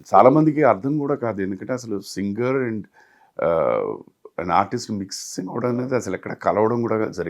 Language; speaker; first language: Telugu; native; Telugu